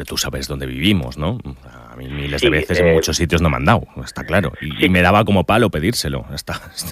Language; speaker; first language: Spanish; native; Spanish